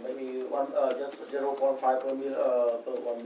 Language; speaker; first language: English; non-native, learner; Vietnamese